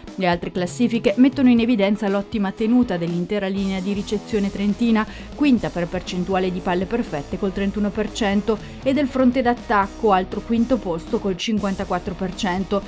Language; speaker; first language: Italian; native; Italian